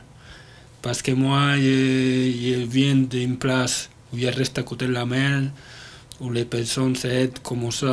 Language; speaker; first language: French; non-native, learner; Spanish